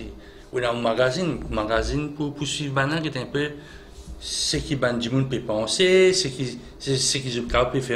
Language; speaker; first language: French; non-native, local second language; Morisyen